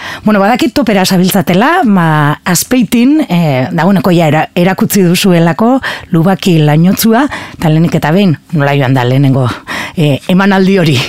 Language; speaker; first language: Basque; native; Basque